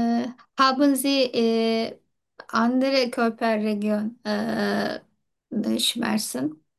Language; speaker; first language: German; non-native, learner; Turkish